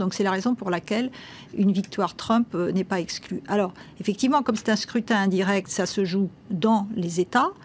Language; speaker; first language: French; native; French